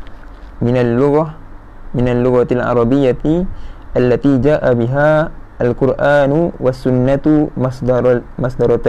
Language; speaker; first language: Arabic; non-native, fluent; Malay